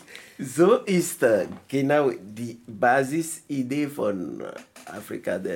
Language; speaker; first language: German; non-native, learner; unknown